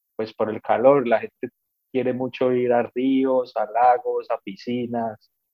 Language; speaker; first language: Spanish; native; Spanish